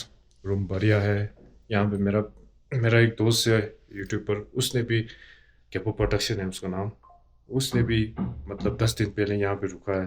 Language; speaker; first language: Hindi; non-native, local second language; Tibetan